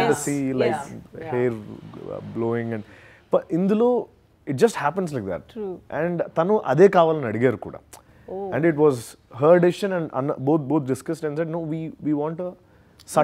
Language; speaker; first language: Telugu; native; Telugu